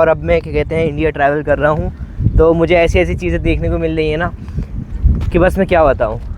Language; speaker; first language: Hindi; native; Hindi